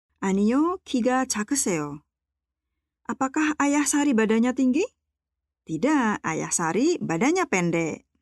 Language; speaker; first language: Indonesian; native; Indonesian